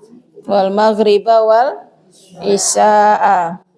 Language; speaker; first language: Arabic; non-native, fluent; Indonesian